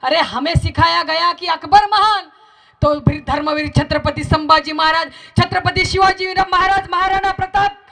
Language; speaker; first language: Hindi; non-native, local second language; Marathi